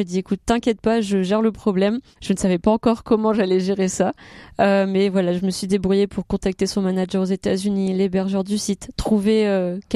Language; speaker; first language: French; native; French